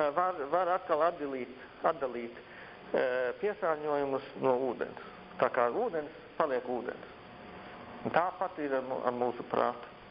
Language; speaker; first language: Latvian; early bilingual, heritage; Latvian